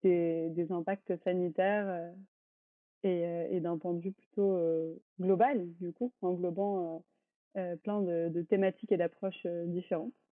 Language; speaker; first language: French; native; French